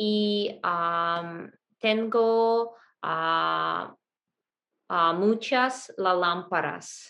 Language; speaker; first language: Spanish; non-native, learner; Russian